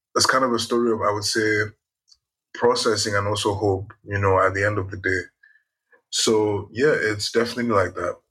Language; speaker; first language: English; non-native, local second language; Yoruba